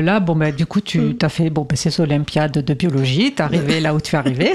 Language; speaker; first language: French; native; French